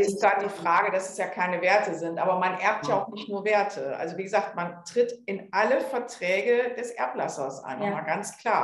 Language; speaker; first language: German; native; German